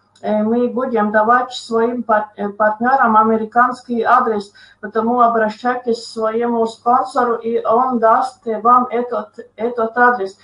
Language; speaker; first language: Russian; non-native, local second language; Latvian